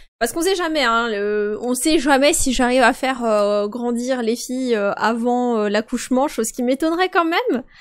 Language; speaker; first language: French; native; French